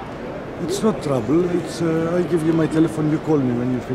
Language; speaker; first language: English; non-native, learner; Greek